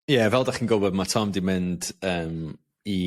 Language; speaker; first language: Welsh; non-native, local second language; English